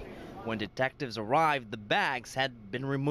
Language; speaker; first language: English; native; English